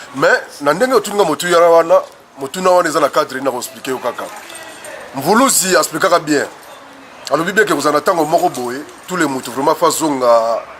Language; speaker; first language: Lingala; non-native, local second language; Kongo